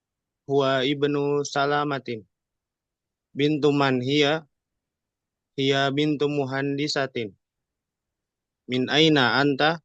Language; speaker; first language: Arabic; non-native, learner; Indonesian